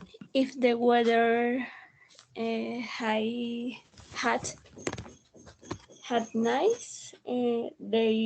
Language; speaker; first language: English; non-native, learner; Spanish